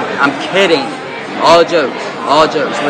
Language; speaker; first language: English; native; English